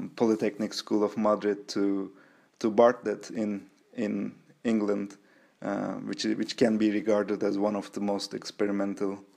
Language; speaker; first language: English; non-native, fluent; Turkish